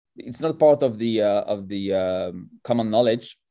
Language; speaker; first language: English; non-native, fluent; French